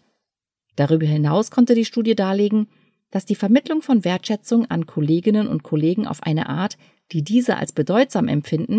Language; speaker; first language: German; native; German